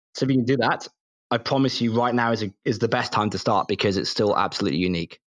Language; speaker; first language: English; native; English